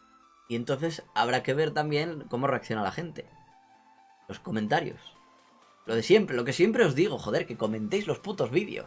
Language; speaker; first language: Spanish; native; Spanish